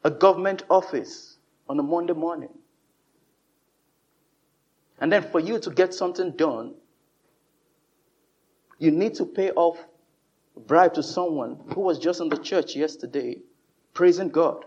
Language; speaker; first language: English; non-native, local second language; Yoruba